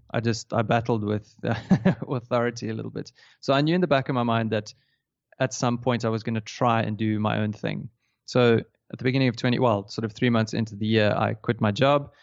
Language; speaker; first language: English; native; English